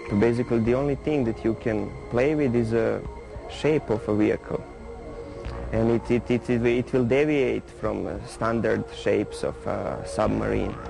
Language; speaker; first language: English; non-native, fluent; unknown